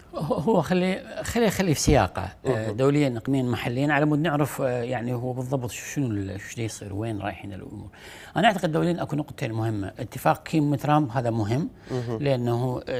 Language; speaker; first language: Arabic; native; Arabic